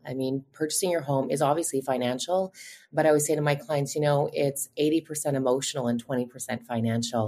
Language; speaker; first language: English; native; English